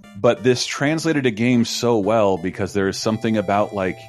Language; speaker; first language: English; native; English